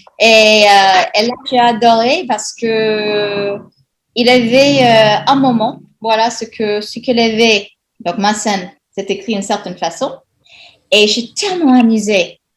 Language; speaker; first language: French; non-native, fluent; English